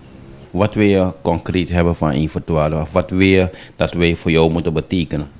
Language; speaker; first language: Dutch; native; Dutch